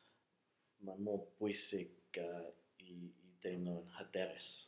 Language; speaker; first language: Welsh; non-native, fluent; English